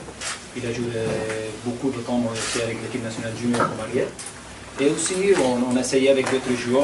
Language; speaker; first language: French; non-native, fluent; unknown